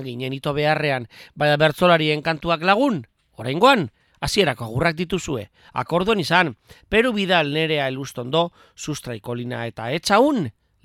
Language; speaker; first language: Basque; native; Basque